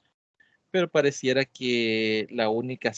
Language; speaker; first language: Spanish; native; Spanish